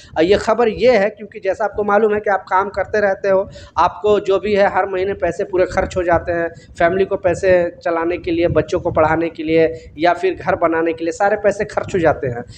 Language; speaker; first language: Hindi; native; Hindi